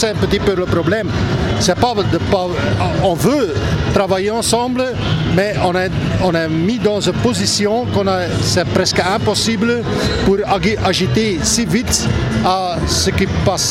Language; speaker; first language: French; non-native, local second language; Dutch